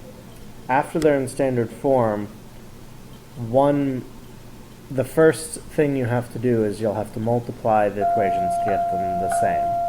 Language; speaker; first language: English; native; English